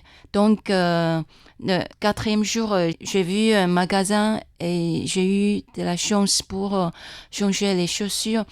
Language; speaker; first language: French; non-native, fluent; Chinese